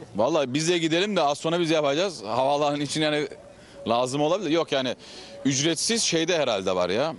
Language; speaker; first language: Turkish; early bilingual, heritage; Turkish